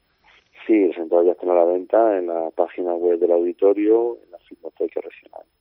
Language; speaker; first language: Spanish; native; Spanish